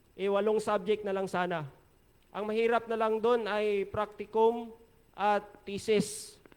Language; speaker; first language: Filipino; non-native, local second language; Hiligaynon